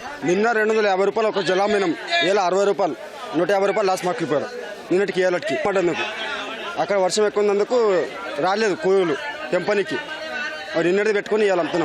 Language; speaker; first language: Telugu; native; Telugu